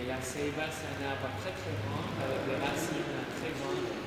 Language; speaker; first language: French; non-native, fluent; Spanish